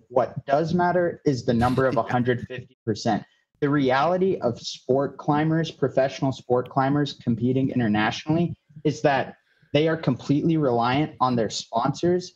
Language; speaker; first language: English; native; English